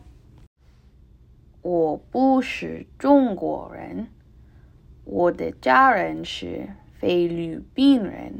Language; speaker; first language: Chinese; non-native, learner; English